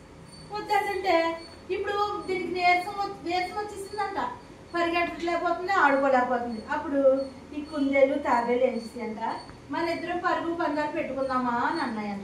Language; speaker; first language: Telugu; native; Telugu